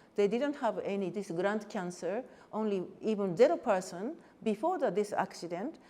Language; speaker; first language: English; non-native, fluent; Japanese